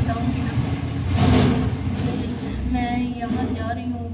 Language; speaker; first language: Hindi; native; Hindi